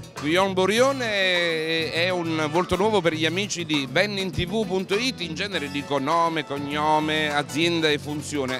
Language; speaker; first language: Italian; native; Italian